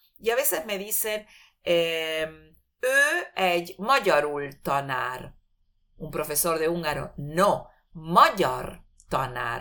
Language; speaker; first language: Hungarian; non-native, fluent; Spanish